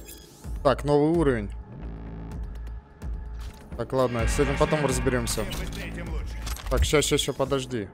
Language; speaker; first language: Russian; native; Russian